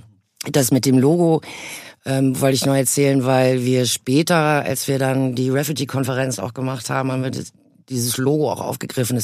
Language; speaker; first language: German; native; German